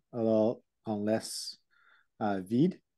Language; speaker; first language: French; non-native, learner; English